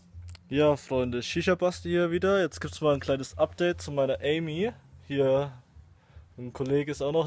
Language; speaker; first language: German; native; German